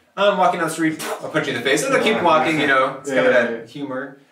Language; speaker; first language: English; native; English